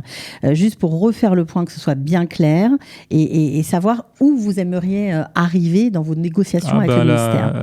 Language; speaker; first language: French; native; French